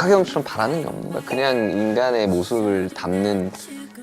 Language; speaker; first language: Korean; native; Korean